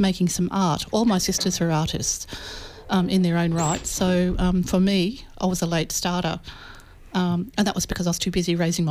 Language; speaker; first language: English; native; English